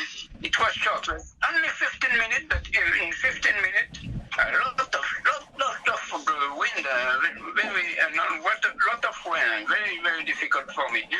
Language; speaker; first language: English; non-native, learner; French